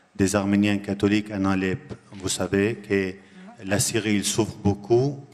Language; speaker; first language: French; non-native, learner; Arabic